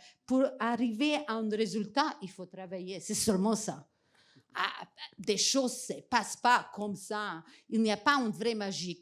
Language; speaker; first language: French; non-native, fluent; Macedonian